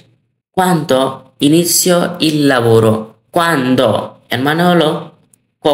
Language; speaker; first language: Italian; non-native, fluent; Bangla